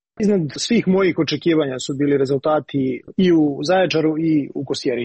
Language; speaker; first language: Serbian; native; Serbian